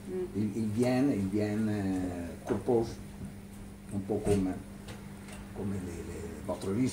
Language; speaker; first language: French; non-native, learner; Italian